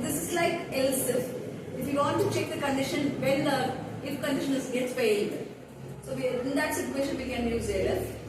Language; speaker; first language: English; non-native, local second language; Tamil